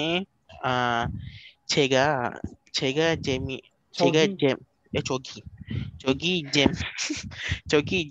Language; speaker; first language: Korean; non-native, learner; Malay